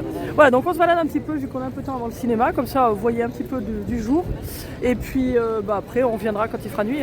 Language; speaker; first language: French; native; French